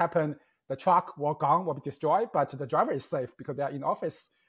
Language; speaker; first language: English; non-native, fluent; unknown